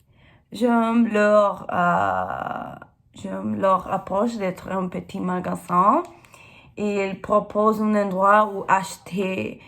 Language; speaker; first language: French; non-native, learner; English